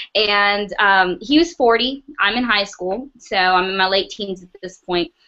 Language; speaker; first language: English; native; English